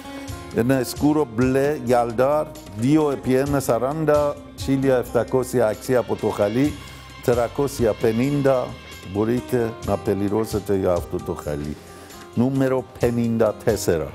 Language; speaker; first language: Greek; non-native, learner; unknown